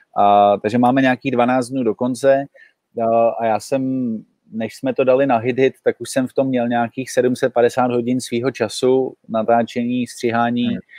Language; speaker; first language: Czech; native; Czech